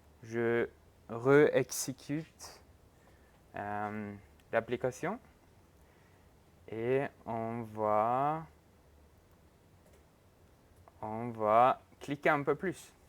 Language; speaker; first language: French; non-native, fluent; Norwegian